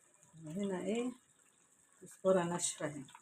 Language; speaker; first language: Arabic; native; Arabic